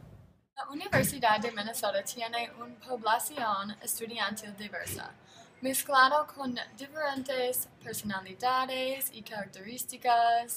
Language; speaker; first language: Spanish; non-native, learner; English